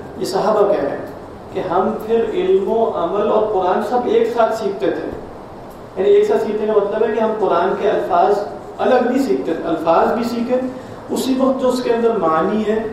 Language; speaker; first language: Urdu; native; Urdu